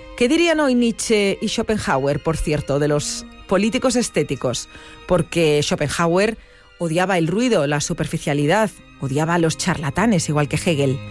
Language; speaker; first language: Spanish; native; Spanish